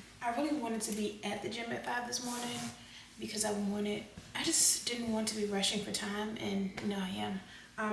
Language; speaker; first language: English; native; English